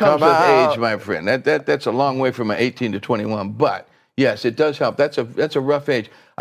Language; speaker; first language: English; native; English